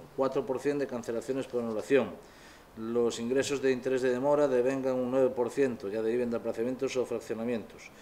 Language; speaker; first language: Spanish; native; Spanish